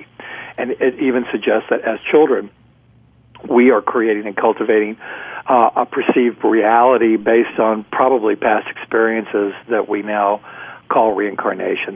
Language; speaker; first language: English; native; English